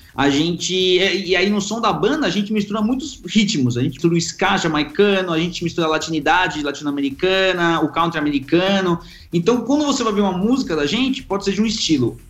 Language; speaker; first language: Portuguese; early bilingual, other home language; Spanish